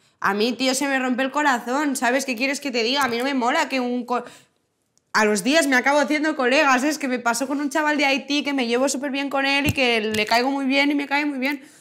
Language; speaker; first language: Spanish; non-native, local second language; Catalan